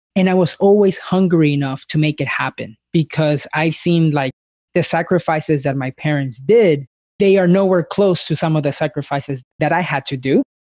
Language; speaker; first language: English; early bilingual, other home language; Spanish